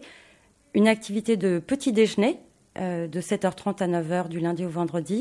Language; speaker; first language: French; native; French